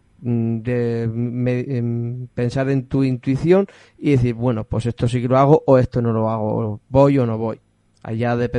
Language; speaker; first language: Spanish; native; Spanish